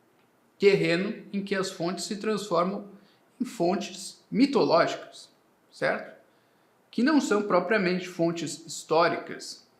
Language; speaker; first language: Portuguese; native; Portuguese